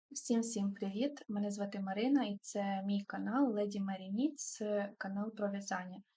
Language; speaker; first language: Ukrainian; non-native, local second language; Russian